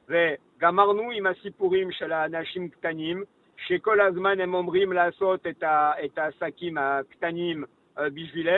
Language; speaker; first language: Hebrew; non-native, learner; French